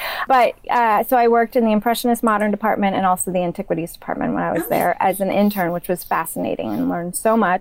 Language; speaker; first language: English; native; English